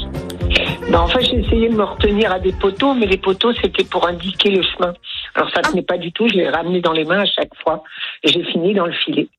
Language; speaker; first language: French; native; French